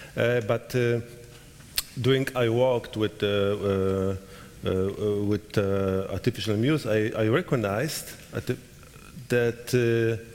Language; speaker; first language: English; non-native, learner; Polish